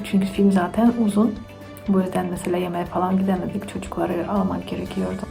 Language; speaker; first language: Turkish; non-native, learner; Russian